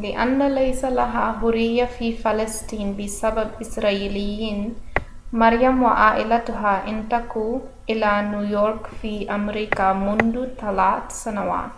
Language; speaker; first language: Arabic; non-native, learner; English